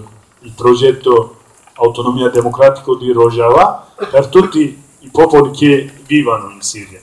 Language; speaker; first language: Italian; non-native, learner; Kurdish